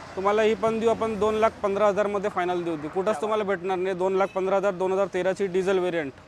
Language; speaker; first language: Marathi; non-native, local second language; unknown